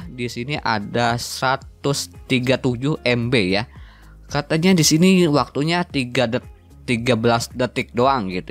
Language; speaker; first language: Indonesian; native; Indonesian